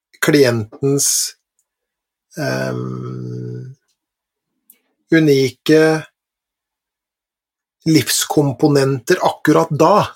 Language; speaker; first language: Norwegian; native; Norwegian